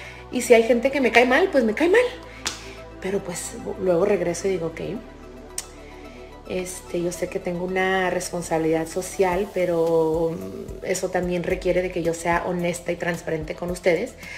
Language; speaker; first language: Spanish; early bilingual, other home language; English